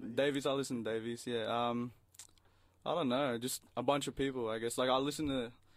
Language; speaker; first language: English; non-native, local second language; Filipino